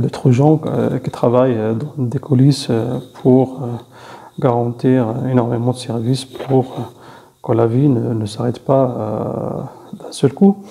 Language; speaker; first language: French; non-native, fluent; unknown